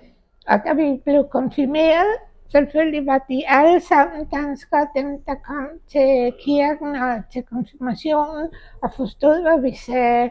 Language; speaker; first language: Danish; early bilingual, heritage; Danish